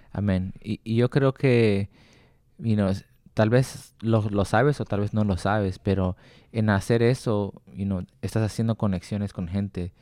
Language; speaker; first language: Spanish; early bilingual, heritage; Spanish